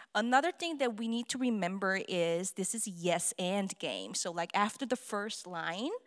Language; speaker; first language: English; non-native, fluent; Korean